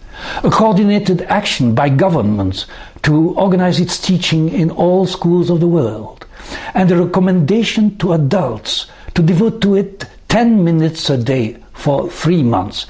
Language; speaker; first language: English; non-native, fluent; French